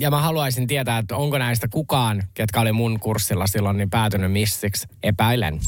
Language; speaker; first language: Finnish; native; Finnish